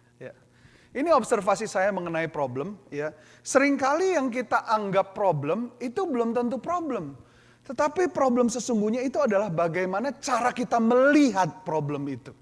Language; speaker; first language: Indonesian; native; Indonesian